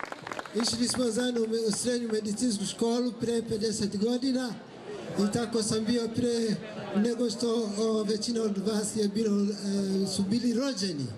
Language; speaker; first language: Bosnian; non-native, fluent; Swahili